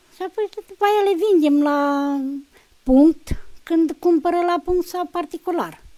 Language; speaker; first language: Romanian; native; Romanian